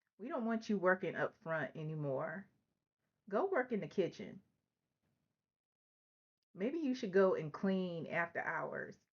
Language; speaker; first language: English; native; English